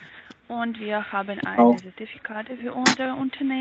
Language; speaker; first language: German; non-native, learner; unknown